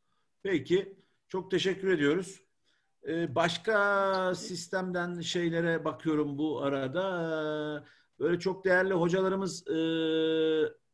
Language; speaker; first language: Turkish; native; Turkish